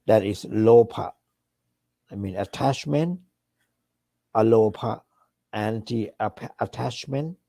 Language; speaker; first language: English; non-native, fluent; Thai